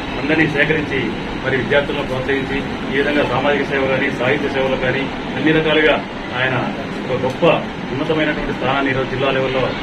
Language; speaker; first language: Telugu; native; Telugu